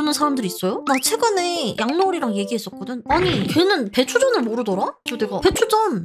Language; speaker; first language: Korean; native; Korean